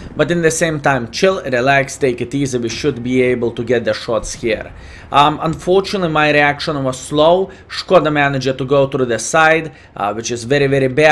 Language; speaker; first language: English; non-native, fluent; Lithuanian